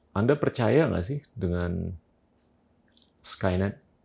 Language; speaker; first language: Indonesian; native; Indonesian